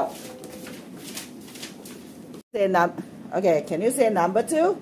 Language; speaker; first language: English; non-native, fluent; Chinese